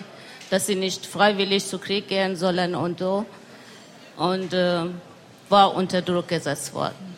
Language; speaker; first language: German; non-native, learner; Persian